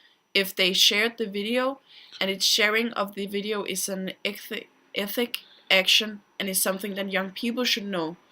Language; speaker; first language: English; non-native, fluent; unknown